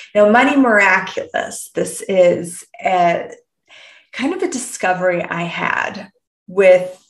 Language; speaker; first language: English; native; English